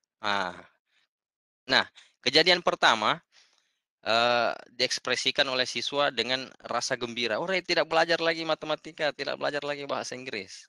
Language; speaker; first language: Indonesian; native; Indonesian